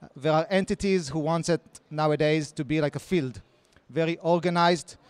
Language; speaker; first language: English; non-native, fluent; Hebrew